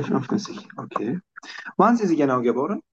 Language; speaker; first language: German; non-native, fluent; Turkish